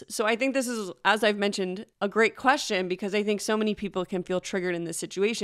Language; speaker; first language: English; native; English